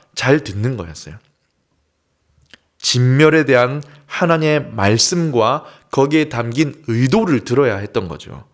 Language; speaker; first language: Korean; native; Korean